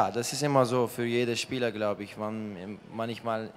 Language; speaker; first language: German; non-native, learner; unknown